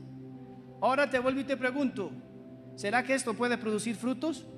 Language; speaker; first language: Spanish; native; Spanish